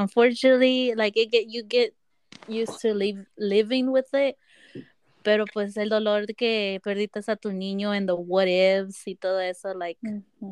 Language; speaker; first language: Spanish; early bilingual, heritage; Spanish